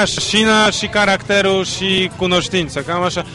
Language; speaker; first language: Romanian; non-native, fluent; Polish